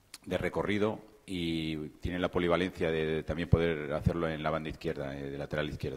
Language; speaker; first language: Spanish; native; Spanish